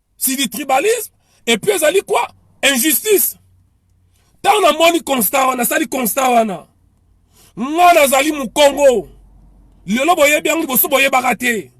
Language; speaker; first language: Lingala; non-native, local second language; Kongo